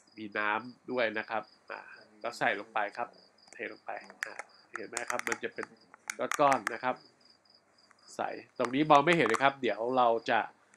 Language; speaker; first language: Thai; native; Thai